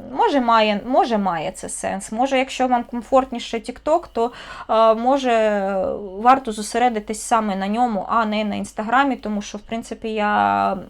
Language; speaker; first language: Ukrainian; non-native, local second language; Russian